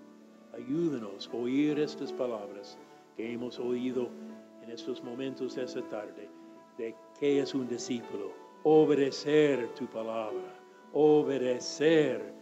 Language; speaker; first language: Spanish; non-native, fluent; English